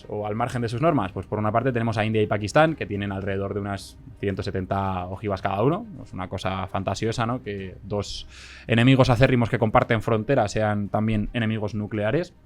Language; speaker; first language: Spanish; native; Spanish